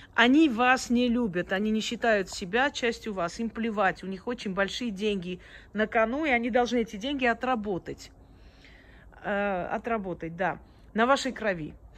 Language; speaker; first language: Russian; early bilingual, other home language; Armenian